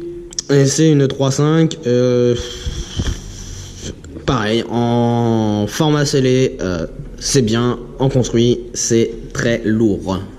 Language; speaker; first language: French; native; French